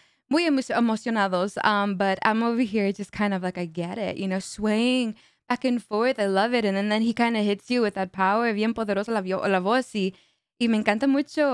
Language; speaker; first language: English; early bilingual, other home language; Spanish